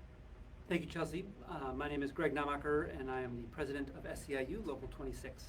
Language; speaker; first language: English; native; English